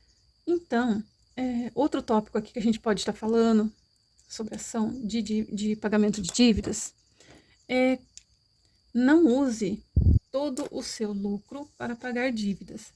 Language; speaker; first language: Portuguese; native; Portuguese